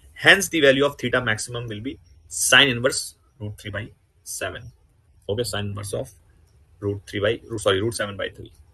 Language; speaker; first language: English; non-native, local second language; Hindi